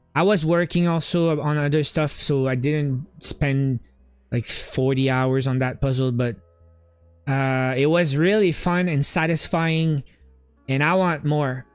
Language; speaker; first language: English; native; English